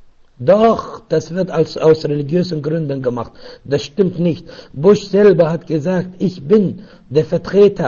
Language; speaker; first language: German; non-native, fluent; Arabic